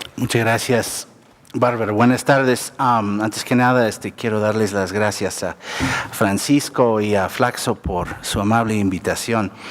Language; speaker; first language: Spanish; non-native, fluent; English